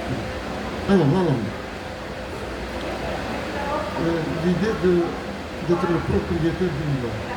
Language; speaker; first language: French; non-native, local second language; Arabic